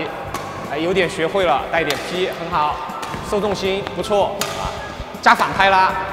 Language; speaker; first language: Chinese; native; Chinese